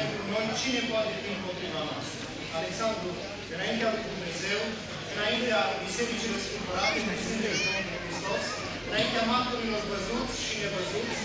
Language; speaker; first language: Romanian; native; Romanian